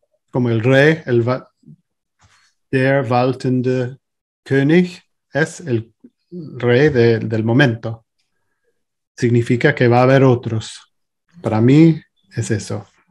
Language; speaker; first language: Spanish; non-native, fluent; English